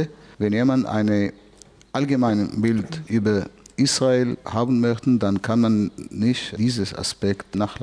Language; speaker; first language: German; non-native, fluent; Hebrew